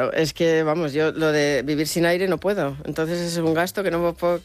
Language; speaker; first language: Spanish; native; Spanish